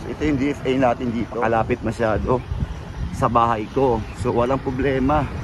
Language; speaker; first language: Filipino; non-native, local second language; Cebuano